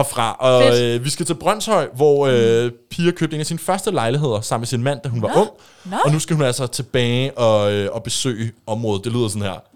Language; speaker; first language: Danish; native; Danish